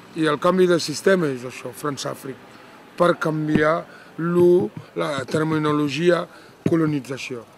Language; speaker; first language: Catalan; non-native, fluent; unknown